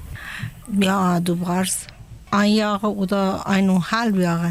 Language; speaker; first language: German; non-native, learner; Persian